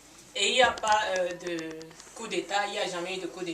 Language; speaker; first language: French; non-native, learner; English